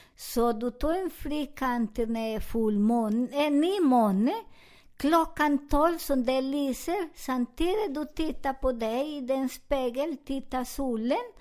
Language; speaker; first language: Swedish; non-native, learner; Spanish